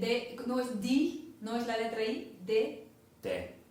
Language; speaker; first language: Spanish; non-native, fluent; English